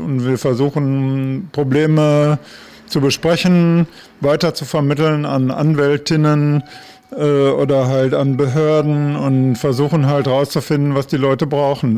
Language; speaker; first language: German; native; German